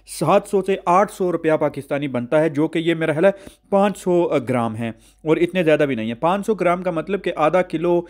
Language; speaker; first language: Urdu; native; Urdu